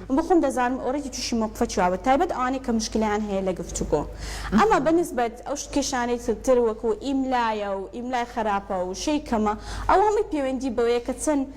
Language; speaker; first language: Central Kurdish; early bilingual, heritage; Central Kurdish